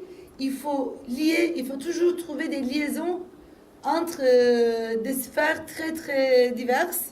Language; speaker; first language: French; non-native, fluent; Turkish